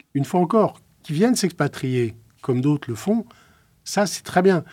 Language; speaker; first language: French; native; French